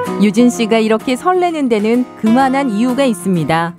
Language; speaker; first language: Korean; native; Korean